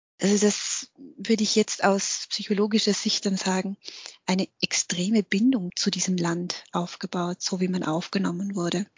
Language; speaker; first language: German; early bilingual, other home language; Vietnamese